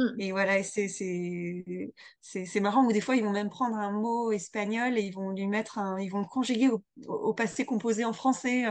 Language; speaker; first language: French; native; French